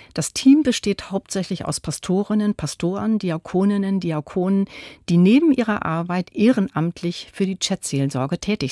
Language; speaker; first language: German; native; German